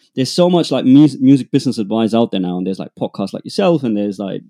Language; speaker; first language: English; non-native, fluent; German